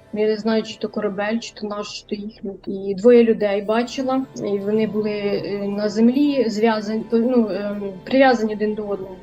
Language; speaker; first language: Ukrainian; native; Ukrainian